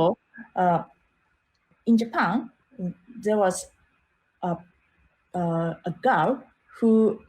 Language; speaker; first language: English; non-native, learner; Japanese